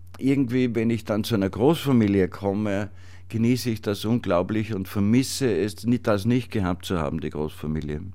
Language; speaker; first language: German; native; German